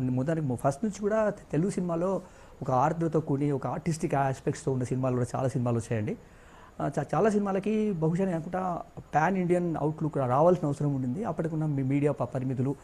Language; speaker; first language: Telugu; native; Telugu